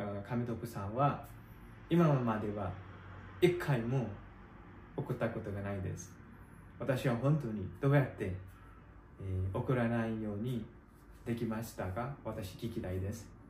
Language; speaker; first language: Japanese; non-native, learner; Nepali